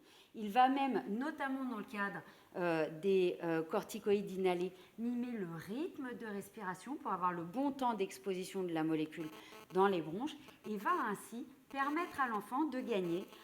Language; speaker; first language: French; native; French